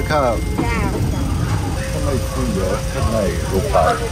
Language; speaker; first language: Thai; non-native, learner; Korean